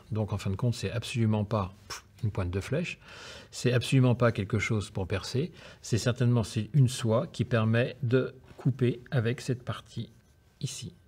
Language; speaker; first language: French; native; French